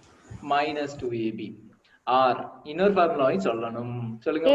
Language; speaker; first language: Tamil; native; Tamil